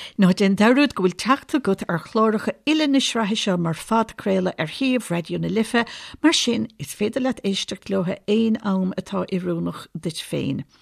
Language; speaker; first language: Irish; native; Irish